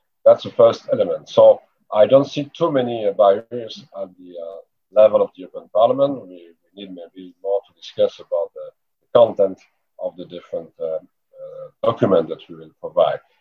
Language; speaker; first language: English; non-native, fluent; French